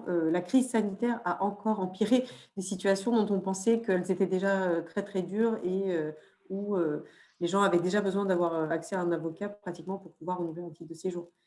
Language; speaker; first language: French; native; French